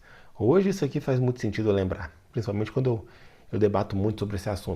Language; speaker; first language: Portuguese; native; Portuguese